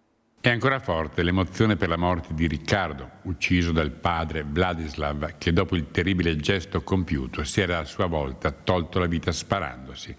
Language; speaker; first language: Italian; native; Italian